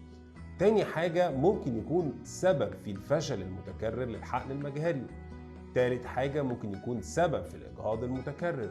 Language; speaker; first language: Arabic; native; Arabic